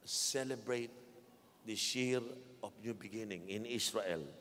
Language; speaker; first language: English; non-native, local second language; Filipino